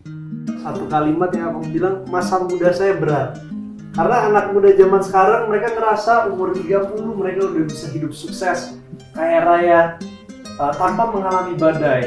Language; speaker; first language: Indonesian; native; Indonesian